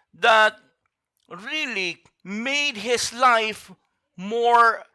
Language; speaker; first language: English; non-native, local second language; Filipino